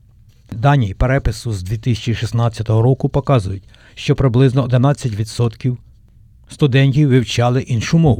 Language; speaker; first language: Ukrainian; native; Ukrainian